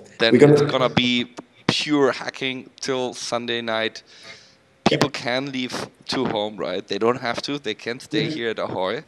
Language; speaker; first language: English; non-native, fluent; German